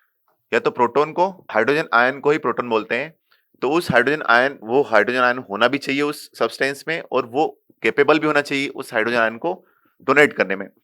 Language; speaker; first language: Hindi; native; Hindi